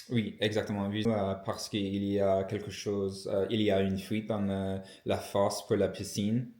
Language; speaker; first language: French; non-native, learner; English